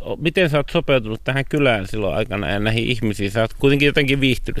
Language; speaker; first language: Finnish; native; Finnish